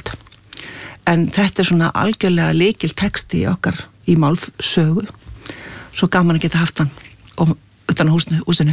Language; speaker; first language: Icelandic; native; Icelandic